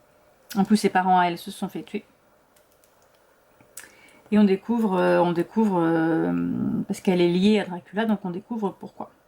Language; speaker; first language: French; native; French